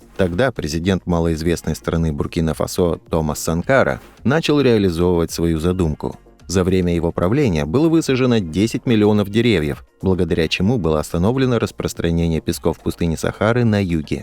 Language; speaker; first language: Russian; native; Russian